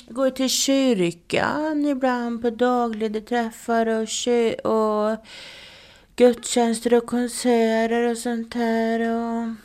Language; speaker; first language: Swedish; native; Swedish